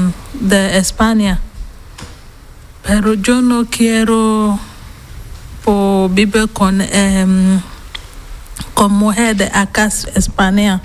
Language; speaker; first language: Spanish; non-native, learner; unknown